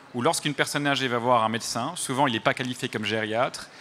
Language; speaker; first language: French; native; French